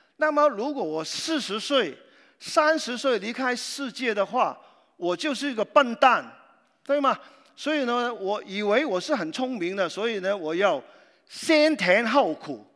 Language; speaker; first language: Chinese; non-native, local second language; Cantonese